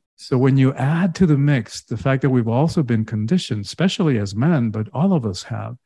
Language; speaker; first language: English; early bilingual, other home language; Spanish